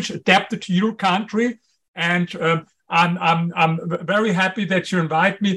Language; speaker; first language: English; non-native, fluent; German